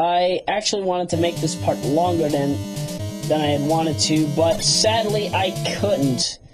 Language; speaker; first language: English; native; English